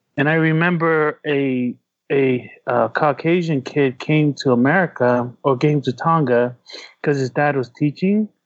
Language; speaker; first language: English; early bilingual, other home language; Tongan